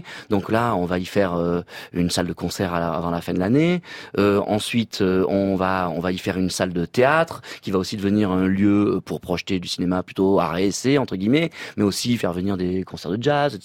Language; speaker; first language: French; native; French